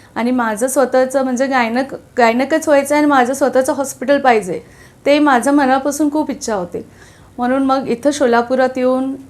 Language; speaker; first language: Marathi; non-native, local second language; Telugu